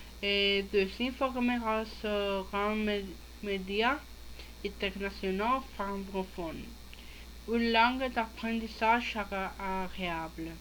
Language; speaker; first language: French; non-native, learner; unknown